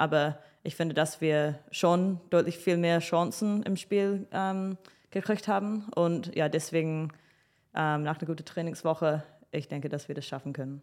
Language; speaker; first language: German; early bilingual, heritage; English